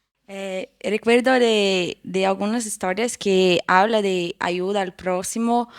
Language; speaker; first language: Spanish; non-native, fluent; Portuguese